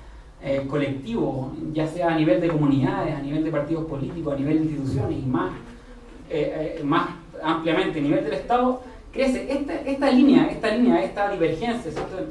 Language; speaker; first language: Spanish; native; Spanish